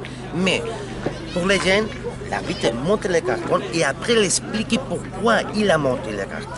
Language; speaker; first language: French; non-native, learner; Spanish